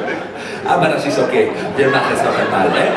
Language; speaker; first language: German; non-native, fluent; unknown